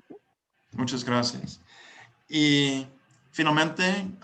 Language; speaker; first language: Spanish; non-native, learner; English